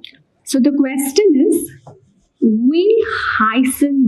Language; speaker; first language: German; non-native, fluent; English